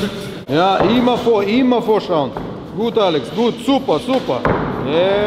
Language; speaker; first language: German; non-native, learner; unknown